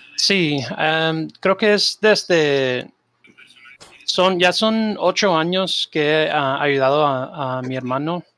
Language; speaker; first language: Spanish; early bilingual, heritage; Spanish